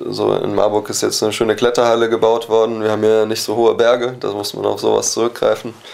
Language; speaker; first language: German; native; German